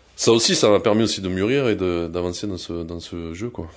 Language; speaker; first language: French; native; French